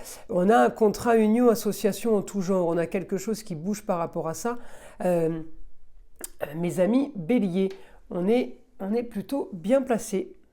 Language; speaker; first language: French; native; French